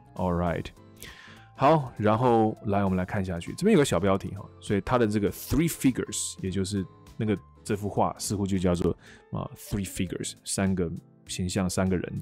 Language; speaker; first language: Chinese; native; Chinese